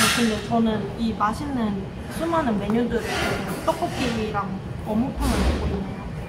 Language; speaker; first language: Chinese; non-native, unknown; Korean